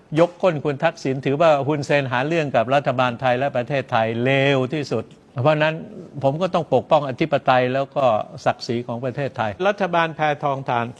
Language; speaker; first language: Thai; native; Thai